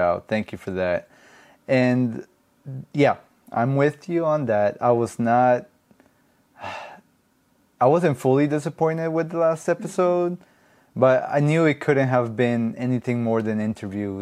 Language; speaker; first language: English; non-native, fluent; Spanish